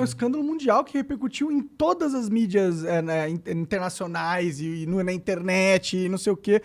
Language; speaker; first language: Portuguese; native; Portuguese